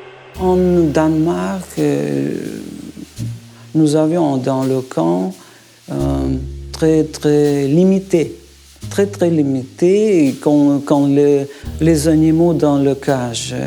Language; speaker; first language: French; non-native, learner; Russian